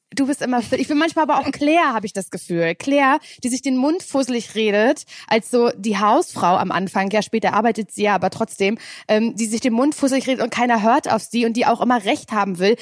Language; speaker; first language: German; native; German